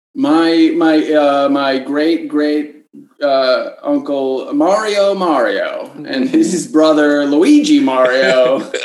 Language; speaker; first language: English; native; English